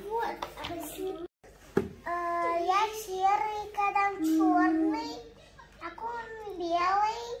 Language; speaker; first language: Russian; early bilingual, other home language; Tajik